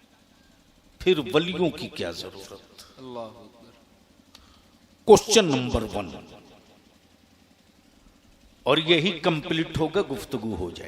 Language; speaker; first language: Hindi; native; Hindi